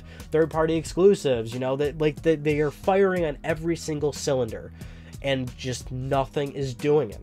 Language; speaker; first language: English; native; English